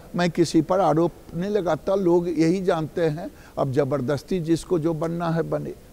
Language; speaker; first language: Hindi; native; Hindi